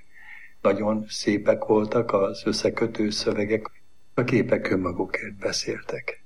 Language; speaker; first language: Hungarian; native; Hungarian